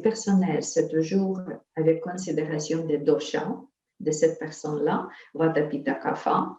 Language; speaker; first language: French; non-native, fluent; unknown